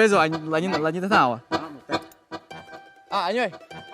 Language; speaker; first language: Vietnamese; non-native, fluent; Russian